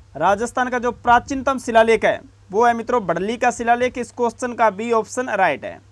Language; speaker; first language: Hindi; native; Hindi